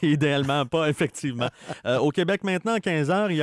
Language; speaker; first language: French; native; French